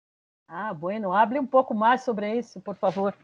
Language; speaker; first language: Spanish; non-native, fluent; Portuguese